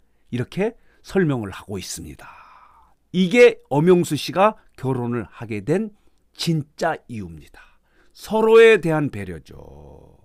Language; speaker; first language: Korean; native; Korean